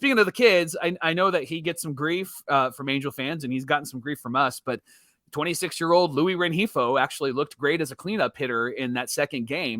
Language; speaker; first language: English; native; English